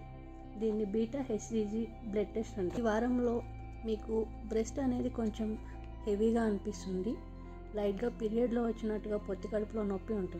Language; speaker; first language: Telugu; native; Telugu